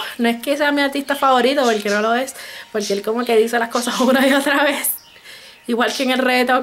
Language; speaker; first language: Spanish; native; Spanish